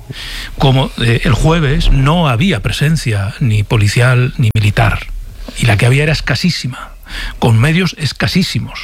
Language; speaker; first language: Spanish; native; Spanish